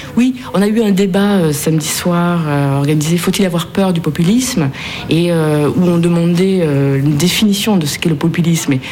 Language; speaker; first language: French; native; French